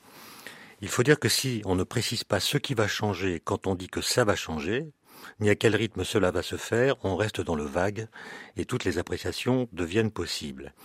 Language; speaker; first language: French; native; French